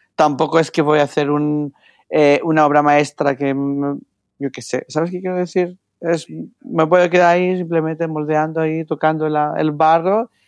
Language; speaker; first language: Spanish; non-native, fluent; Greek